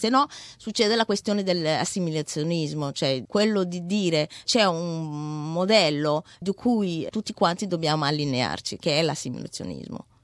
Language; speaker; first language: Italian; non-native, fluent; Somali